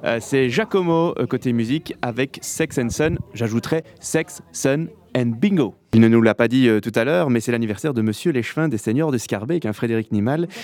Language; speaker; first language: French; native; French